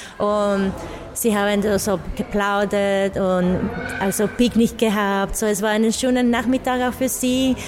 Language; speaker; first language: German; non-native, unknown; Spanish